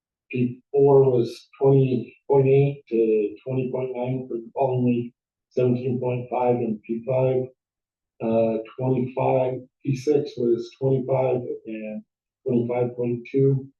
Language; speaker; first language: English; native; English